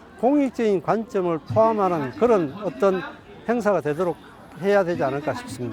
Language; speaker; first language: Korean; native; Korean